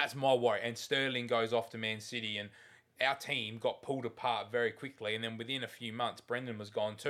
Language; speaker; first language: English; native; English